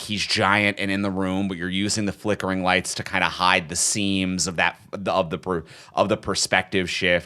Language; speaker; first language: English; native; English